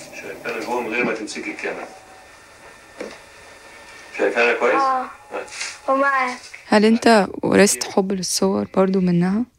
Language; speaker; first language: Arabic; native; Arabic